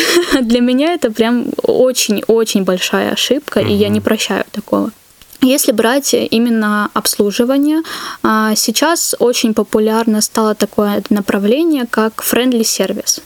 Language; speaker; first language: Russian; native; Russian